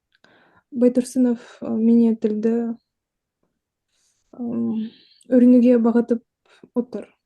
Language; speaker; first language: Kazakh; non-native, local second language; Russian